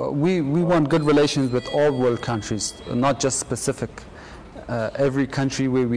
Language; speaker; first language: English; non-native, fluent; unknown